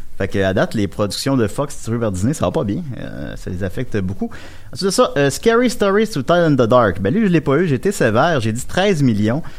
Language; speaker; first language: French; native; French